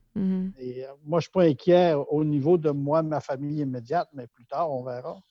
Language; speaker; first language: French; native; French